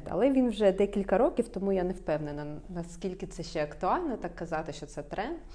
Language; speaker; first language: Ukrainian; non-native, local second language; Russian